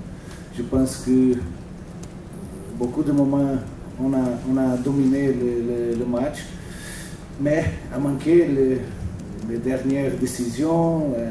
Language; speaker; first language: French; non-native, learner; Portuguese